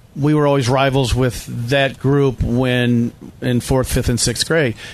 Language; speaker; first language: English; native; English